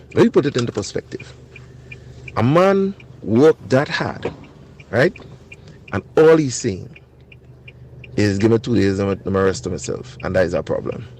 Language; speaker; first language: English; native; English